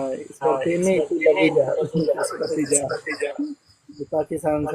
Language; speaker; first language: Indonesian; non-native, learner; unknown